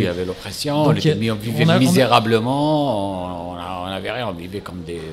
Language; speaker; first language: French; non-native, local second language; Arabic